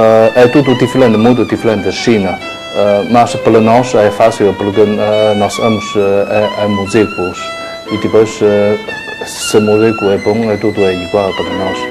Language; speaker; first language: Portuguese; non-native, learner; Chinese